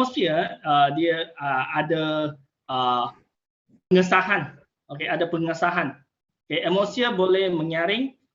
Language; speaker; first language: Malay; non-native, local second language; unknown